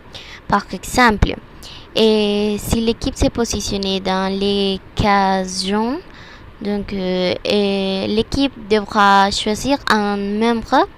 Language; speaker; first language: French; non-native, learner; Spanish